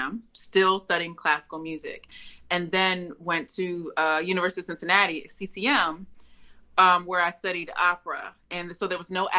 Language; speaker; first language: English; native; English